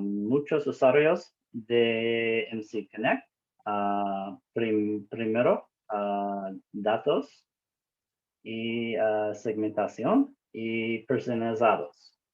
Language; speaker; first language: Spanish; non-native, learner; English